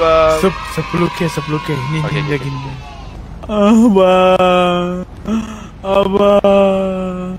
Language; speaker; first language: Malay; native; Malay